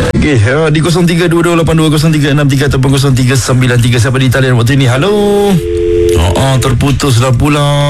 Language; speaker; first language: Malay; native; Malay